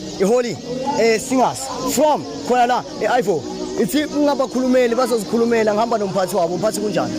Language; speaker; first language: Zulu; native; Zulu